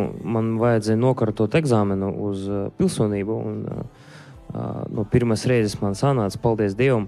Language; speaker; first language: Latvian; non-native, local second language; Russian